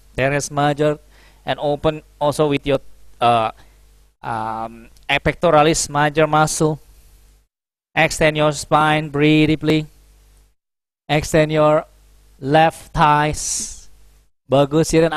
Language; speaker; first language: English; non-native, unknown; Indonesian